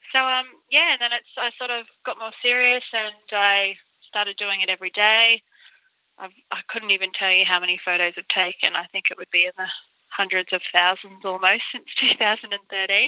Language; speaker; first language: English; native; English